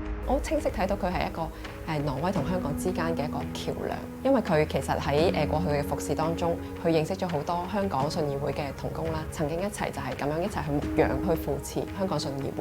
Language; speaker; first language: Cantonese; native; Cantonese